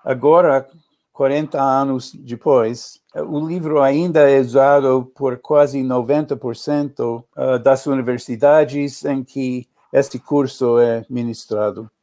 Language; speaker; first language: Portuguese; non-native, learner; English